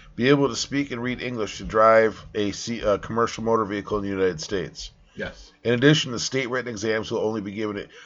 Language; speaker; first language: English; early bilingual, other home language; Italian